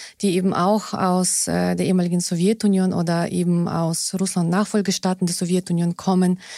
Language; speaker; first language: German; non-native, fluent; Russian